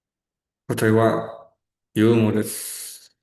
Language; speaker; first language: Japanese; non-native, learner; Indonesian